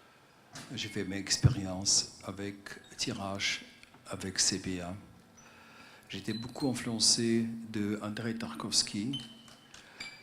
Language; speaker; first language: French; non-native, fluent; Russian